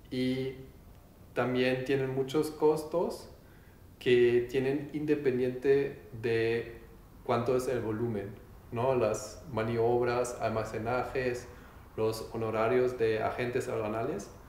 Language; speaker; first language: Spanish; non-native, learner; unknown